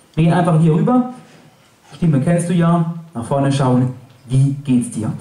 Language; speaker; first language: German; native; German